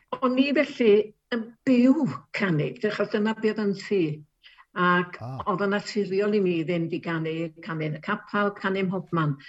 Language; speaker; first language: Welsh; native; Welsh